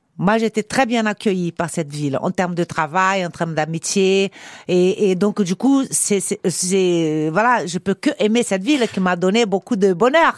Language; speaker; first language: French; non-native, fluent; Portuguese